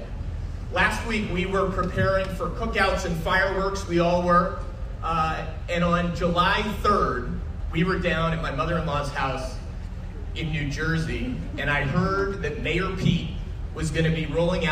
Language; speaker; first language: English; native; English